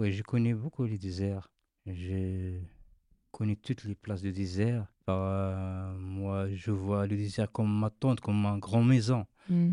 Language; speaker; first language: French; non-native, learner; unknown